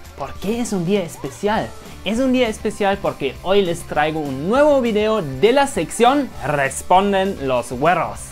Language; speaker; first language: Spanish; non-native, fluent; German